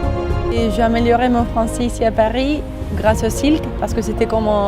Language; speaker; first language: French; non-native, fluent; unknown